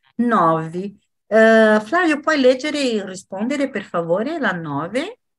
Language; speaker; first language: Italian; non-native, fluent; Portuguese